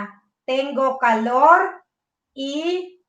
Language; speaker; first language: Spanish; non-native, fluent; Filipino